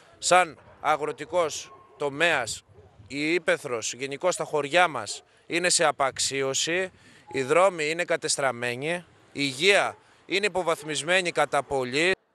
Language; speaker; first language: Greek; native; Greek